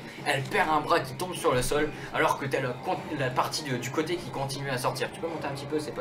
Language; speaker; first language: French; native; French